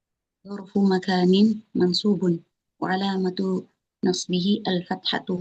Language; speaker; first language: Arabic; non-native, learner; Indonesian